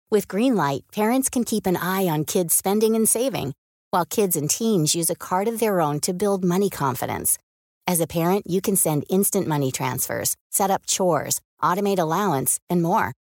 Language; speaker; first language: English; native; English